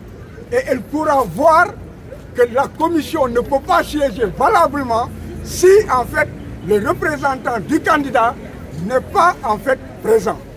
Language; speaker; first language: French; non-native, local second language; Wolof